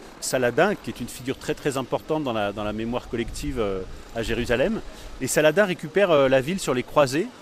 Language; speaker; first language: French; native; French